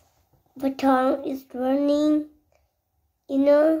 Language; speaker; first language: English; non-native, learner; Vietnamese